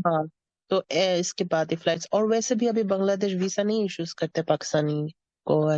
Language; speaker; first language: Hindi; non-native, fluent; Bangla